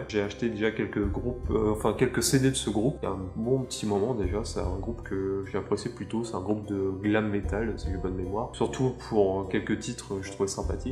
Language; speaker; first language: French; native; French